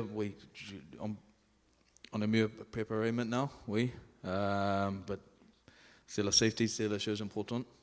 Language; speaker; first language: French; non-native, learner; English